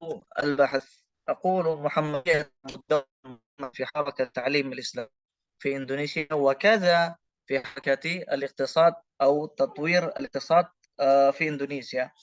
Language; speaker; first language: Arabic; non-native, learner; Indonesian